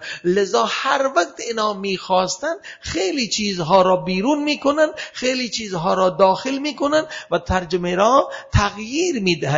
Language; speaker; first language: Persian; non-native, fluent; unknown